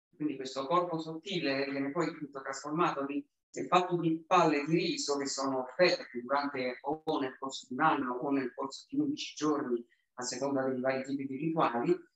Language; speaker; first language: Italian; native; Italian